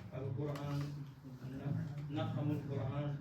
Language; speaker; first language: Arabic; non-native, learner; Kashmiri